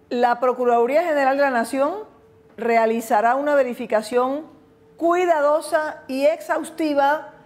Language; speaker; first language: Spanish; native; Spanish